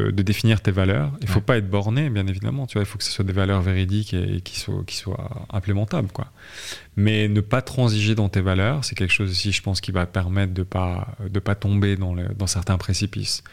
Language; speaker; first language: French; native; French